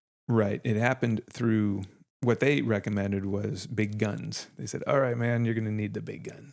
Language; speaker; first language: English; native; English